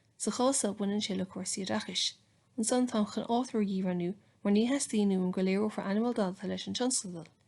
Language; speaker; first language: Irish; native; Irish